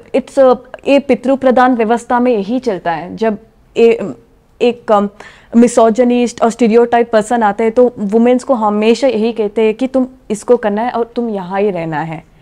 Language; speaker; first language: Hindi; non-native, local second language; Kannada